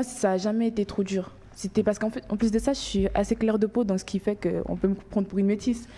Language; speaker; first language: French; early bilingual, other home language; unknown